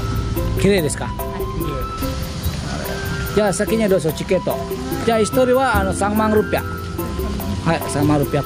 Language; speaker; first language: Japanese; non-native, fluent; Balinese